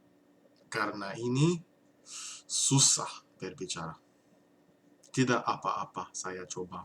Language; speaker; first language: Indonesian; non-native, learner; English